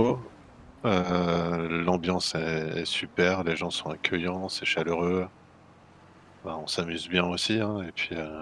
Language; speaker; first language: French; native; French